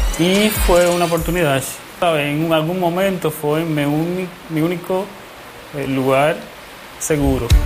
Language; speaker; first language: Portuguese; non-native, fluent; Spanish